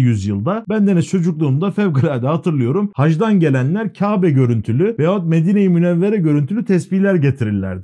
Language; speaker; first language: Turkish; native; Turkish